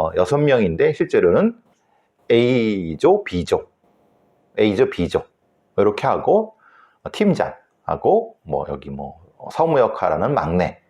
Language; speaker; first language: Korean; native; Korean